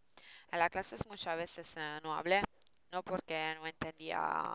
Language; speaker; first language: Spanish; non-native, learner; Italian